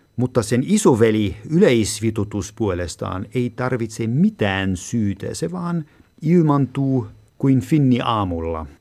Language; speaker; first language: Finnish; non-native, fluent; German